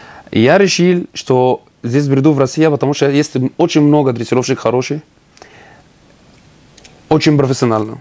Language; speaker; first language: Russian; non-native, learner; Arabic